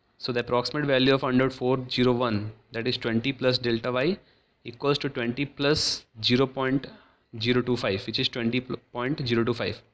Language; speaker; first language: English; non-native, local second language; Hindi